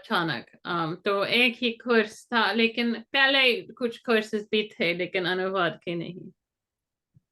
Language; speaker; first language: Hindi; non-native, fluent; English